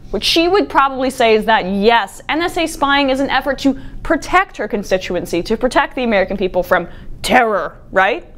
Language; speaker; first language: English; native; English